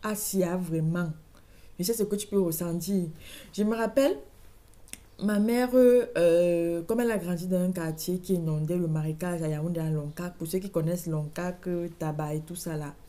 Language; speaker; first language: French; native; French